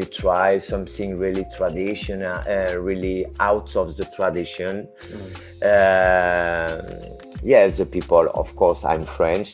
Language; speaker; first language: English; non-native, learner; French